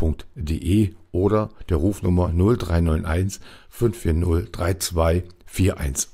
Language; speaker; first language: German; native; German